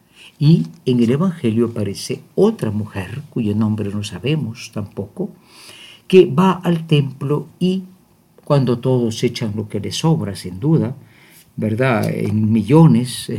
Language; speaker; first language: Spanish; native; Spanish